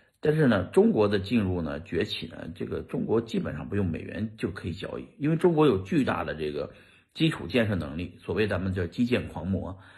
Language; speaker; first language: Chinese; native; Chinese